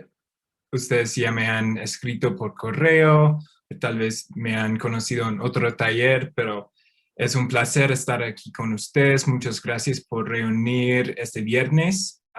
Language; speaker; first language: Spanish; non-native, fluent; English